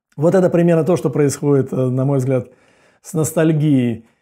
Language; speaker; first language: Russian; native; Russian